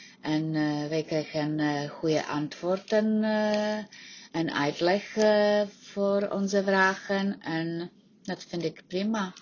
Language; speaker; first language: Dutch; non-native, learner; Czech